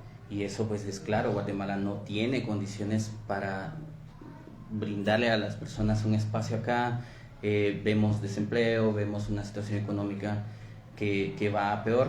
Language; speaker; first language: Spanish; native; Spanish